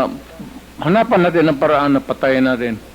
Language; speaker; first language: Filipino; non-native, local second language; Cebuano